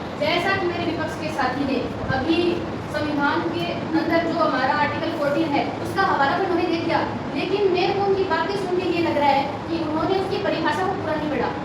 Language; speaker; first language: Hindi; native; Hindi